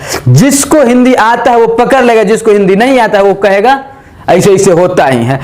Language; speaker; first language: Hindi; native; Hindi